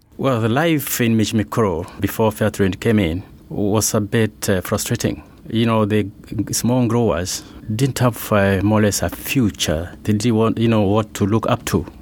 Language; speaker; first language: English; non-native, local second language; Meru